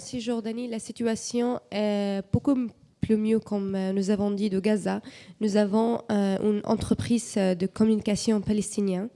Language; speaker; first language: French; non-native, learner; Arabic